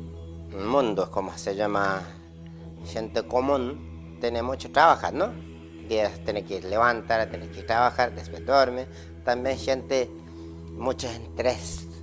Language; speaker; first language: Spanish; non-native, learner; Ladakhi